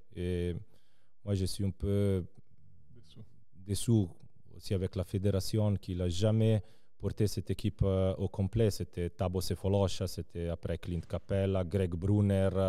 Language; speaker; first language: French; non-native, local second language; Serbian